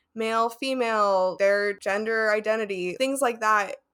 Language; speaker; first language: English; native; English